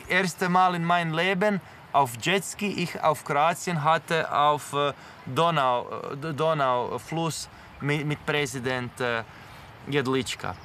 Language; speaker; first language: German; non-native, learner; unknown